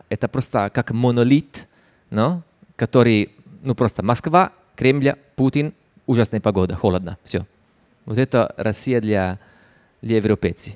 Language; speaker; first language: Russian; non-native, fluent; Italian